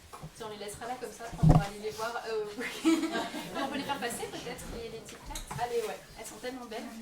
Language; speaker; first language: French; native; French